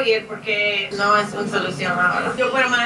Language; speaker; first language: Spanish; non-native, learner; English